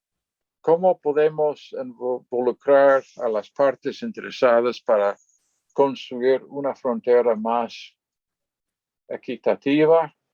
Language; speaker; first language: Spanish; non-native, fluent; English